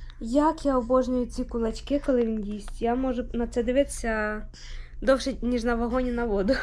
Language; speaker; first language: Ukrainian; native; Ukrainian